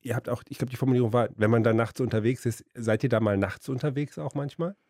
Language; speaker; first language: German; native; German